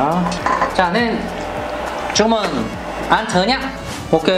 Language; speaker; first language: Vietnamese; non-native, learner; Korean